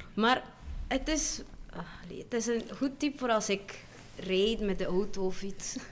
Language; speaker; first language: Dutch; non-native, fluent; Spanish